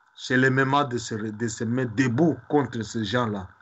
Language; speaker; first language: French; non-native, local second language; Swahili